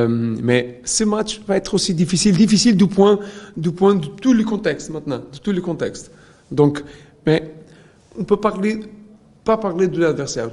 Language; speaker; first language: French; non-native, learner; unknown